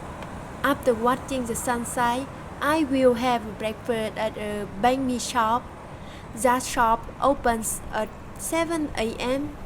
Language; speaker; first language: English; non-native, learner; Vietnamese